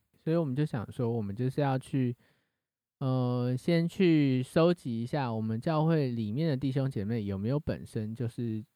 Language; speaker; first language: Chinese; native; Chinese